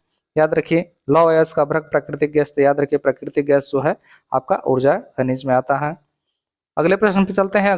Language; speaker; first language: Hindi; native; Hindi